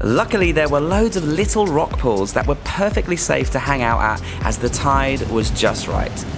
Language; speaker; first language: English; native; English